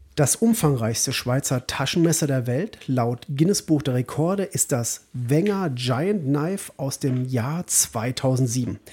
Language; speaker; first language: German; native; German